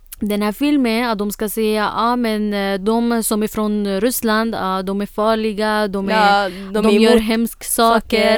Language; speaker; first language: Swedish; non-native, fluent; Arabic